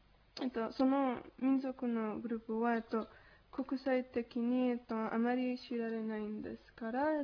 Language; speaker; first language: Japanese; non-native, learner; Spanish